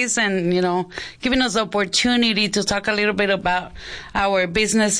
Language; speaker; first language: English; non-native, fluent; Spanish